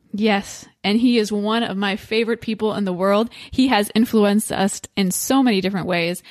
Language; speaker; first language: English; native; English